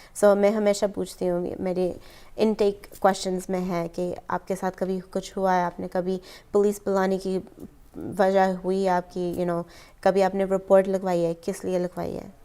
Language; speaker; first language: Hindi; early bilingual, heritage; Hindi